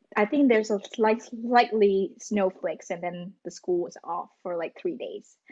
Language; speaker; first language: English; non-native, fluent; Vietnamese